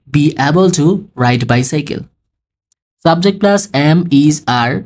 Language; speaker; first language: English; non-native, learner; Bangla